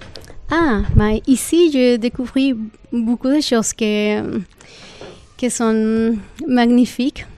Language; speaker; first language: French; non-native, fluent; Spanish